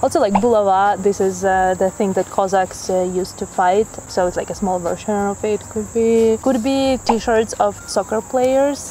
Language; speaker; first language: English; non-native, fluent; Ukrainian